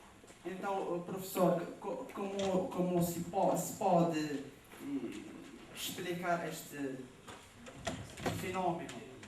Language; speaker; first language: Portuguese; non-native, learner; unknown